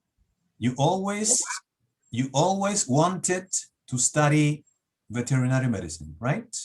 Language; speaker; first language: English; non-native, fluent; Spanish